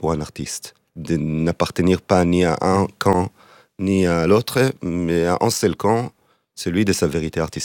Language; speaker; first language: French; non-native, fluent; Hebrew